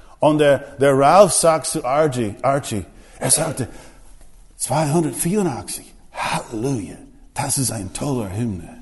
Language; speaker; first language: German; non-native, fluent; English